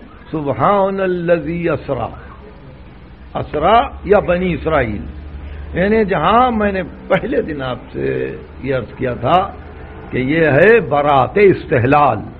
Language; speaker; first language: Urdu; native; Urdu